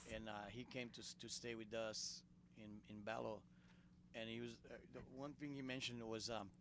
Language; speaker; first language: English; non-native, fluent; Portuguese